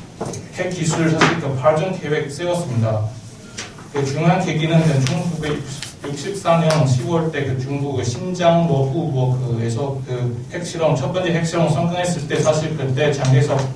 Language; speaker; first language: Korean; non-native, learner; Chinese